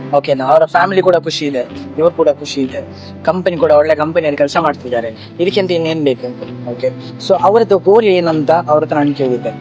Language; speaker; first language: Kannada; non-native, local second language; Konkani